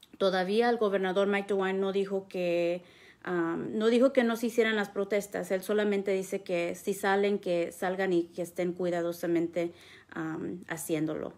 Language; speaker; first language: Spanish; early bilingual, heritage; Spanish